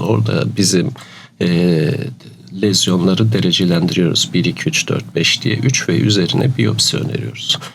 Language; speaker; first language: Turkish; native; Turkish